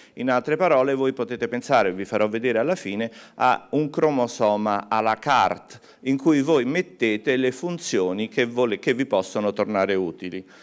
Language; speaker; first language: Italian; native; Italian